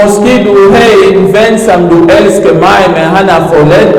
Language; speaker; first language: Swedish; non-native, learner; French